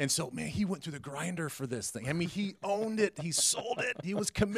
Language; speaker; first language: English; native; English